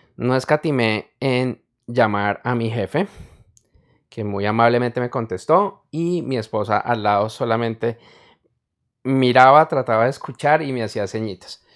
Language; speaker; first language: Spanish; native; Spanish